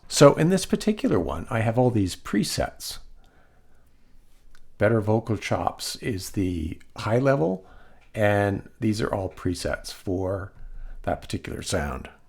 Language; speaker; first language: English; native; English